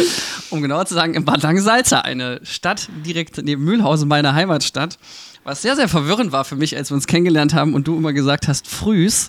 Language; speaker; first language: German; native; German